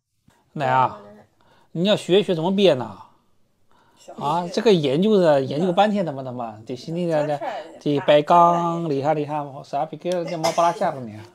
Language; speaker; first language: Chinese; native; Chinese